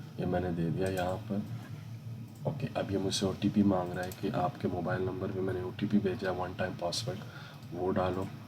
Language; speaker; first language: Urdu; native; Urdu